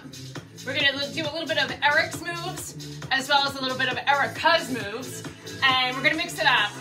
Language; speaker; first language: English; native; English